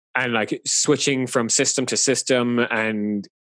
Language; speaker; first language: English; native; English